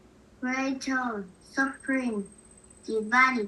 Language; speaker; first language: English; non-native, learner; Vietnamese